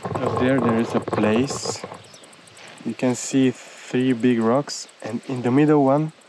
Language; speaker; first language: English; non-native, fluent; Bulgarian